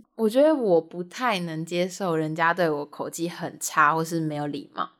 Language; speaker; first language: Chinese; native; Chinese